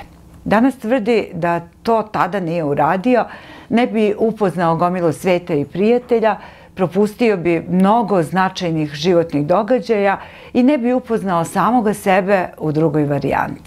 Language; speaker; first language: Serbian; native; Serbian